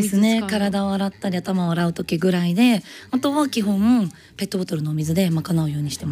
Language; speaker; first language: Japanese; native; Japanese